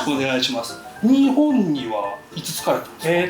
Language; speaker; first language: Japanese; native; Japanese